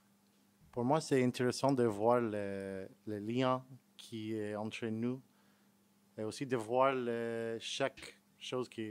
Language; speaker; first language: French; non-native, fluent; English